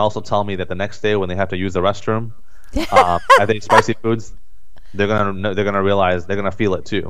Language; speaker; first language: English; native; English